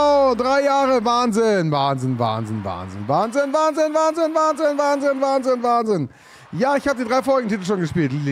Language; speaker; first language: German; native; German